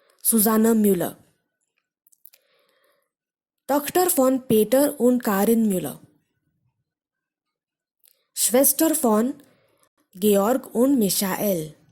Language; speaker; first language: German; non-native, fluent; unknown